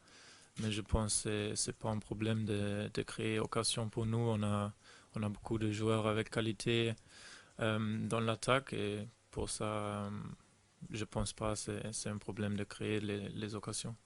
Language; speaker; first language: French; non-native, fluent; German